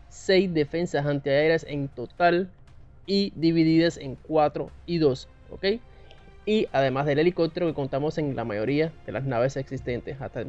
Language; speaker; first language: Spanish; native; Spanish